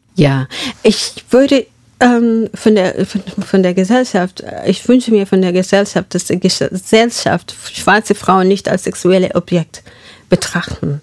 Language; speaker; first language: German; non-native, fluent; Masai